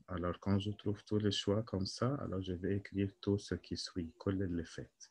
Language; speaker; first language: French; non-native, local second language; Arabic